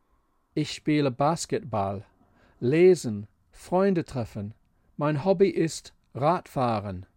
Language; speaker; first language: German; non-native, fluent; English